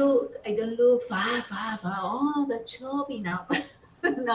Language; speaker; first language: English; non-native, learner; Spanish